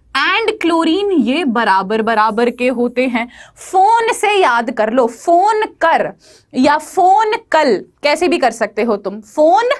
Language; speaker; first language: Hindi; native; Hindi